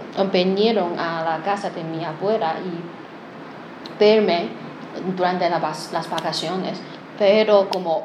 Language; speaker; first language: Spanish; non-native, learner; Chinese